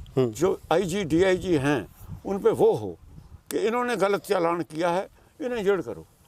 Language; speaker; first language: Hindi; non-native, local second language; Punjabi